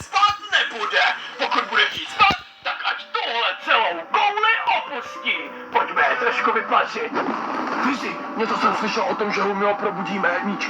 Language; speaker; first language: Czech; native; Czech